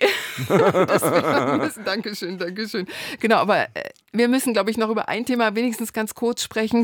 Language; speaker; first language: German; native; German